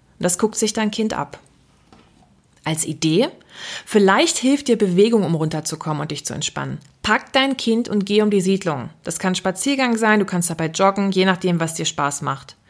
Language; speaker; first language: German; native; German